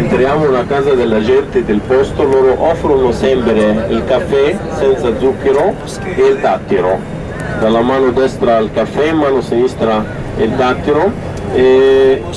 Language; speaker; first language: Italian; non-native, fluent; Arabic